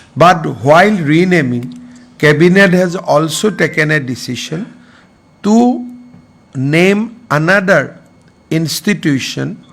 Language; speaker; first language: English; non-native, local second language; Assamese